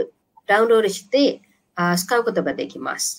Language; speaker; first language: Japanese; non-native, learner; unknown